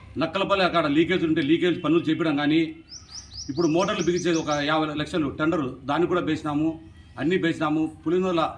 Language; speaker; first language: Telugu; native; Telugu